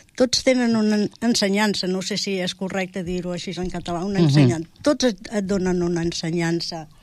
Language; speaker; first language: Catalan; non-native, local second language; Spanish